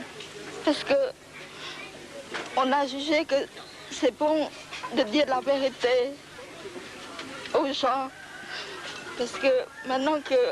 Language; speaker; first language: French; non-native, local second language; Khmer